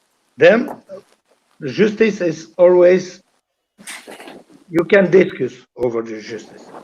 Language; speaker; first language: English; non-native, learner; French